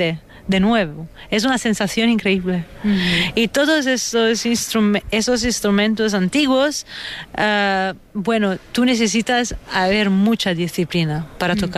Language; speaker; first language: Spanish; non-native, fluent; Italian